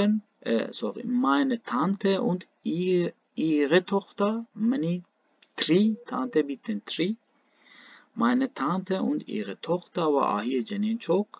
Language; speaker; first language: German; non-native, learner; Baluchi